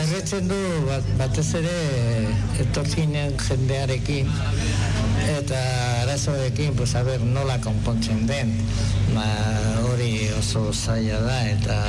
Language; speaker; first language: Basque; non-native, local second language; Spanish